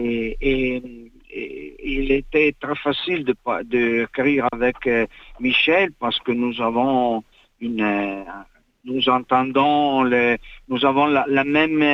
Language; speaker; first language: French; non-native, fluent; Italian